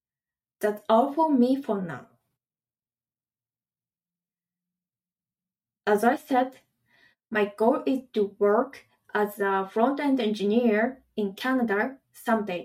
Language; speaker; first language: English; non-native, fluent; Japanese